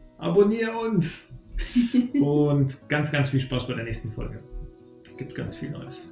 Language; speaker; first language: German; native; German